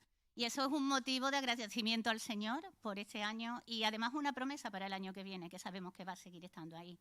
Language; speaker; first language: Spanish; native; Spanish